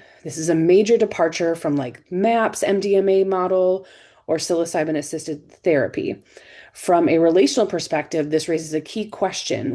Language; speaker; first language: English; native; English